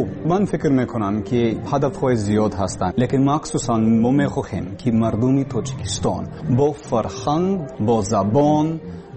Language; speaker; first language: Persian; non-native, learner; English